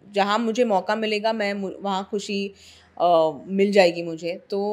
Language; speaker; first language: Hindi; non-native, local second language; Marathi